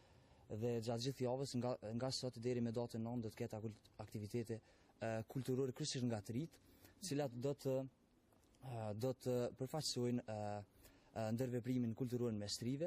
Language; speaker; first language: Albanian; native; Albanian